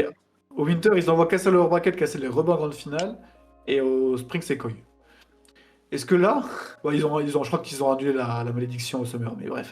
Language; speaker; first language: French; native; French